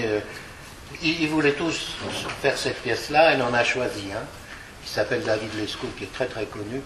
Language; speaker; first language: French; early bilingual, other home language; Polish